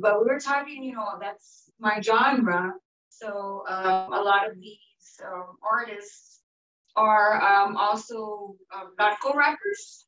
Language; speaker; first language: English; early bilingual, other home language; Spanish